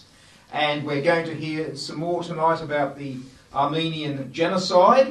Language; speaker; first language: English; native; English